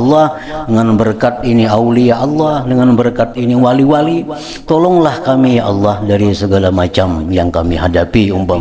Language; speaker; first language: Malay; non-native, local second language; Banjar